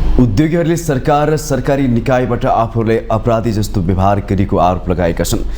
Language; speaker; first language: Nepali; native; Nepali